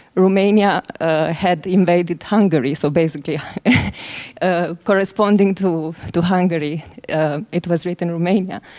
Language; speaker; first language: English; non-native, fluent; Romanian